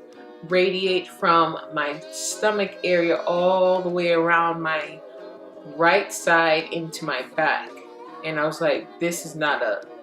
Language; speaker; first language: English; native; English